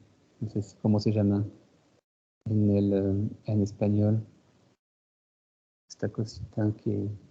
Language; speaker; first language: Spanish; non-native, fluent; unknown